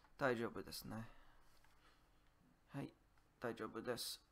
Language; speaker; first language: Japanese; non-native, learner; English